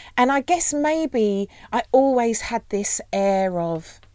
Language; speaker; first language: English; native; English